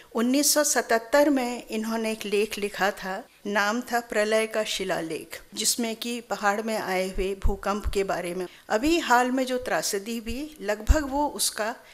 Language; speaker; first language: Hindi; native; Hindi